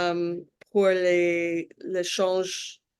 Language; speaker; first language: French; non-native, learner; English